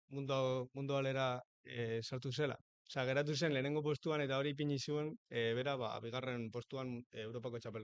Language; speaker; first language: Basque; non-native, local second language; Spanish